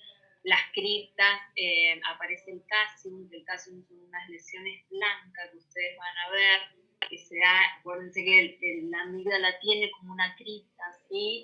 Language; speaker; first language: Spanish; native; Spanish